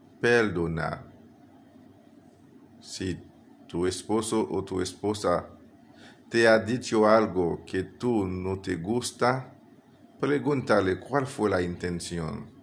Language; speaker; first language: Spanish; non-native, fluent; Haitian Creole